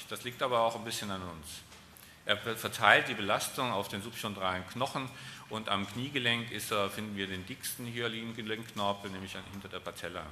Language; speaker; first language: German; native; German